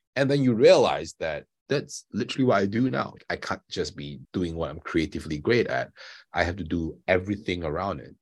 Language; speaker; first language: English; non-native, local second language; Chinese